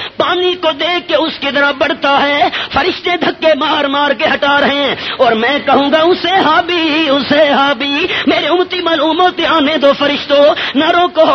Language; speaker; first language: Urdu; non-native, local second language; Pashto